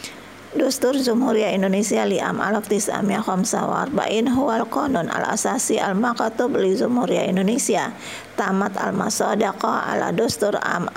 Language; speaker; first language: Arabic; non-native, learner; Indonesian